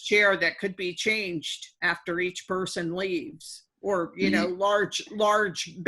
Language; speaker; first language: English; native; English